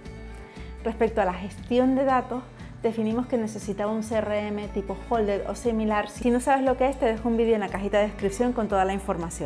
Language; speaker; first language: Spanish; native; Spanish